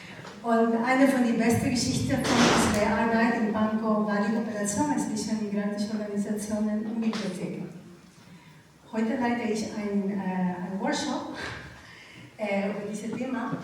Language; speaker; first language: German; non-native, learner; Ukrainian